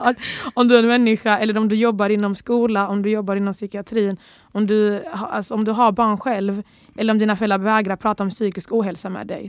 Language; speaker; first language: Swedish; early bilingual, other home language; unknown